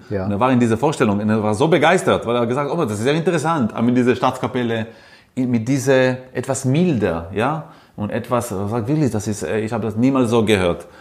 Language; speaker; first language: German; non-native, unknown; Italian